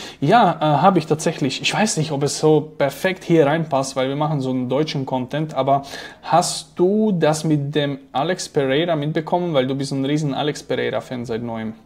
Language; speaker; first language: German; non-native, fluent; Slovak